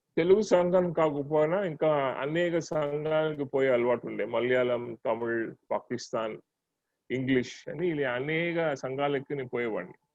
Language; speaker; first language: Telugu; non-native, local second language; Tamil